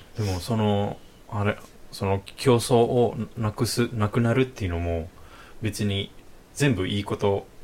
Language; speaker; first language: Japanese; non-native, fluent; Indonesian